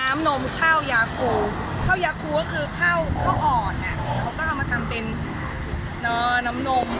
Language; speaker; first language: Thai; native; Thai